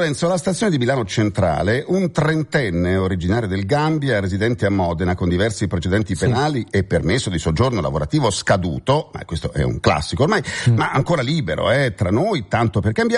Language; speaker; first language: Italian; native; Italian